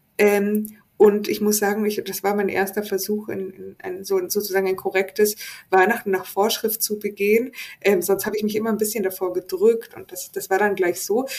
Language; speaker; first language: German; native; German